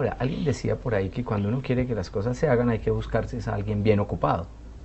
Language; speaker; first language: Spanish; native; Spanish